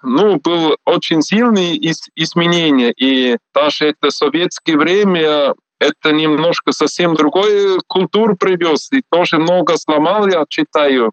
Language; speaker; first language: Russian; non-native, learner; Swiss German